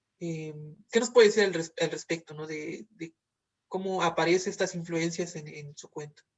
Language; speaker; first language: Spanish; native; Spanish